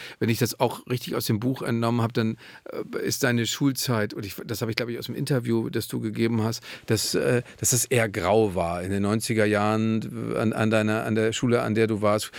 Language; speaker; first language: German; native; German